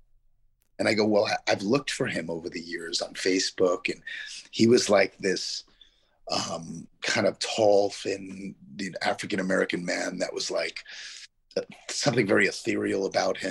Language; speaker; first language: English; native; English